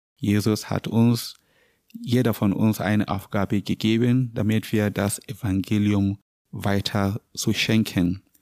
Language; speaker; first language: German; non-native, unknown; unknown